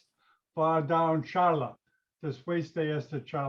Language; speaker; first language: Spanish; non-native, learner; English